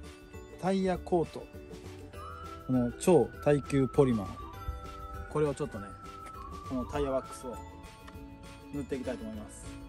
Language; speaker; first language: Japanese; native; Japanese